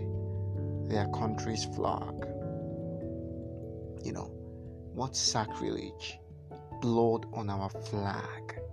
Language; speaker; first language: English; non-native, local second language; Yoruba